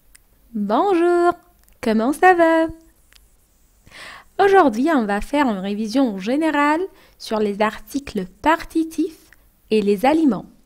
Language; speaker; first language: French; non-native, fluent; Arabic